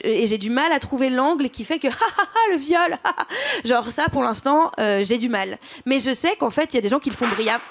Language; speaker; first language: French; native; French